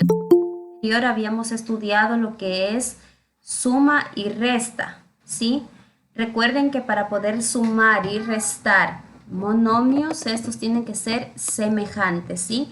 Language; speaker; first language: Spanish; native; Spanish